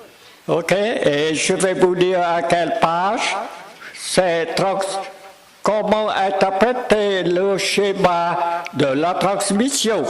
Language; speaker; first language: French; non-native, fluent; Vietnamese